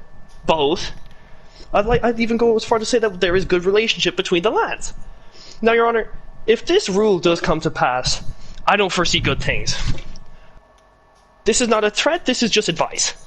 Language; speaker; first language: English; native; English